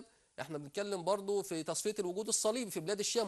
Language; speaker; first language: Arabic; native; Arabic